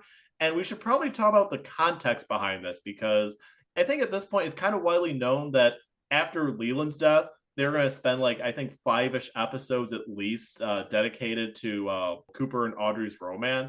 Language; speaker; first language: English; native; English